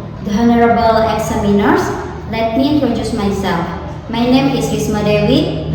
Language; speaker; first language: English; non-native, learner; Indonesian